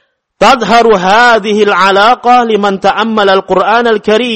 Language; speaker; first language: Arabic; non-native, fluent; Indonesian